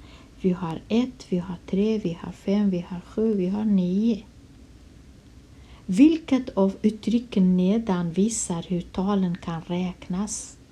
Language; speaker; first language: Swedish; non-native, fluent; Kurdish